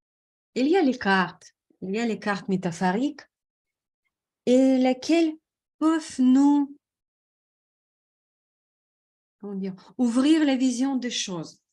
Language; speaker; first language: French; non-native, fluent; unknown